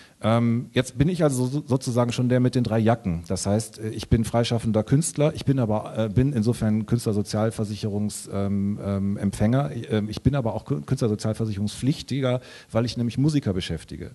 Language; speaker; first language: German; native; German